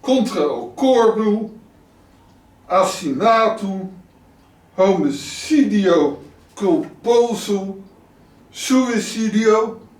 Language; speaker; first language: Portuguese; non-native, learner; Dutch